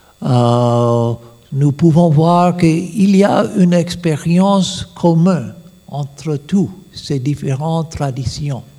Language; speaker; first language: French; non-native, fluent; English